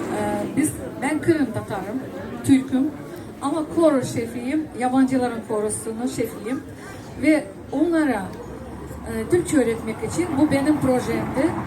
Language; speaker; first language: Turkish; non-native, learner; Crimean Tatar